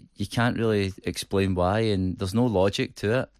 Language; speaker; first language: English; native; English